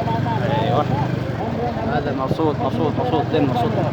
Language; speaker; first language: Arabic; non-native, learner; Oromo